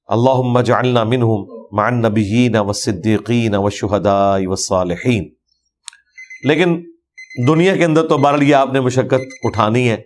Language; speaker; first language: Urdu; non-native, local second language; Punjabi